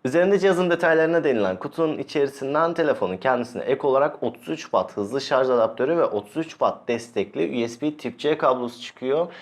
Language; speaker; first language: Turkish; native; Turkish